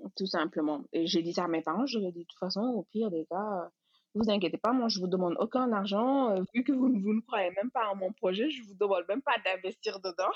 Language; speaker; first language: French; non-native, local second language; Serer